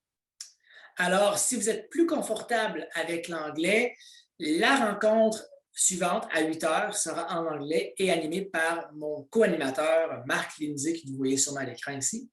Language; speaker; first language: French; native; French